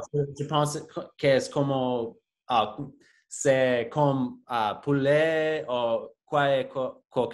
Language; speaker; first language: French; non-native, learner; English